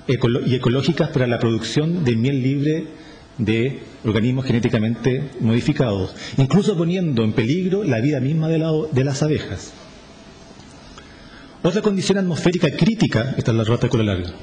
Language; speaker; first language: Spanish; native; Spanish